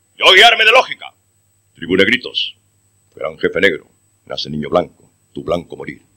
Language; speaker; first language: Spanish; native; Spanish